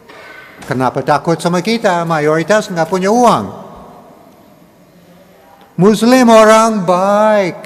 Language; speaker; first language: Indonesian; non-native, learner; English